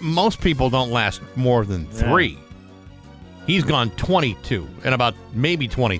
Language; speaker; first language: English; native; English